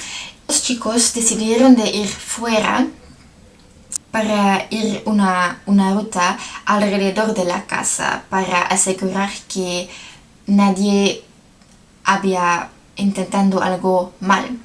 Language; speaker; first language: Spanish; non-native, learner; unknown